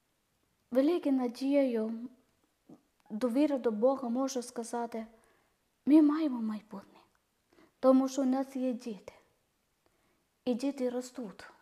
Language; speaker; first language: Ukrainian; non-native, learner; Malayalam